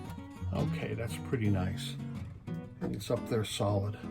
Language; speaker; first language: English; native; English